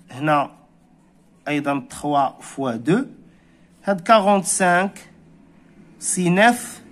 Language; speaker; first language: French; non-native, local second language; Arabic